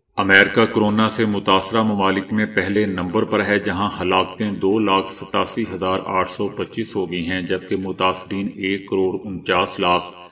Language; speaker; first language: Urdu; native; Urdu